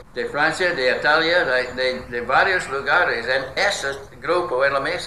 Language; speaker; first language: Spanish; non-native, learner; English